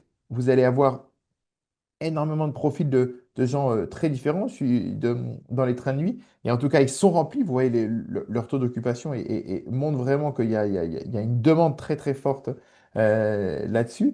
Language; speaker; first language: French; native; French